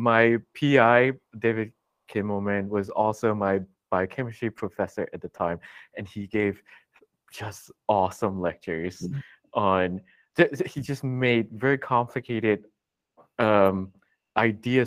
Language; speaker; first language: English; non-native, local second language; Cantonese